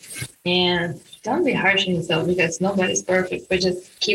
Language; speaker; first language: English; non-native, fluent; Russian